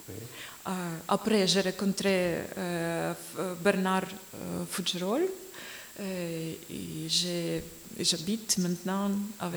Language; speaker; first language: French; non-native, learner; Ukrainian